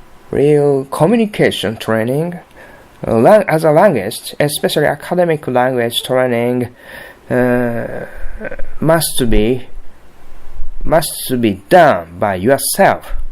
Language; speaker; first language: English; non-native, learner; Japanese